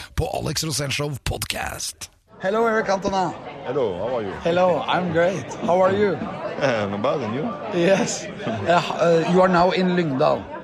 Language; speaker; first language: Norwegian; native; Norwegian